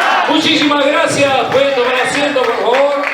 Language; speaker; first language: Spanish; native; Spanish